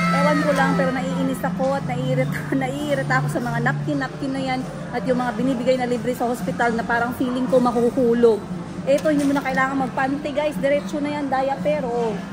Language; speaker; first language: Filipino; non-native, local second language; Cebuano